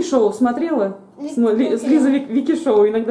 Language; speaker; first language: Russian; native; Russian